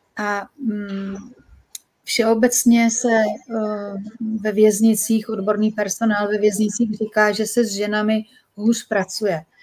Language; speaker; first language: Czech; native; Czech